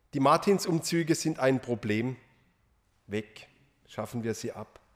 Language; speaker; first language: German; native; German